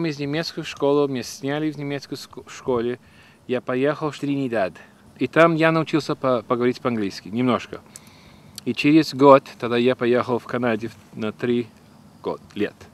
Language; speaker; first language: Russian; early bilingual, heritage; Russian